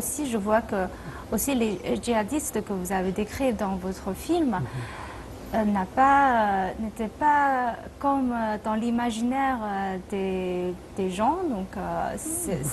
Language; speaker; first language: French; non-native, fluent; Chinese